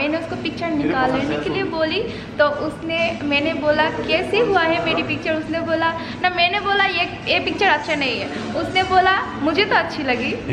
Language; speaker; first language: Hindi; non-native, learner; Bangla